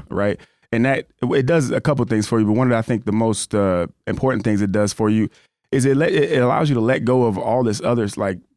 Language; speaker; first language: English; native; English